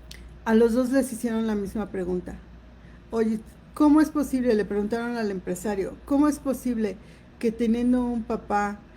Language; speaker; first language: Spanish; native; Spanish